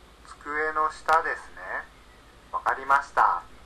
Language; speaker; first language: Japanese; non-native, learner; Indonesian